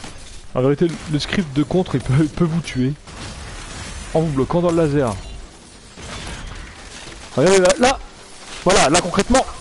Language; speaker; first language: French; native; French